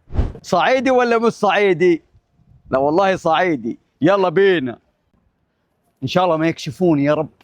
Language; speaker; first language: Arabic; native; Arabic